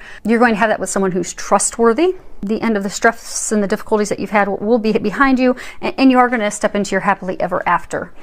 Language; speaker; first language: English; native; English